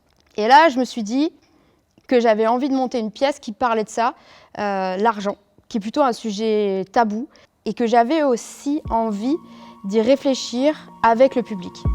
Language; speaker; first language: French; native; French